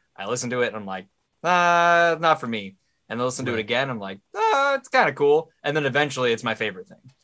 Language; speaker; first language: English; native; English